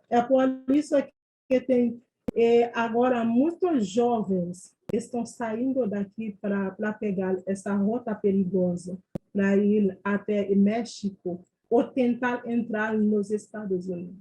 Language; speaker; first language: Portuguese; non-native, fluent; Haitian Creole